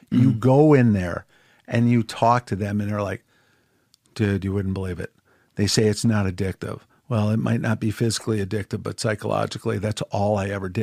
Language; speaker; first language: English; native; English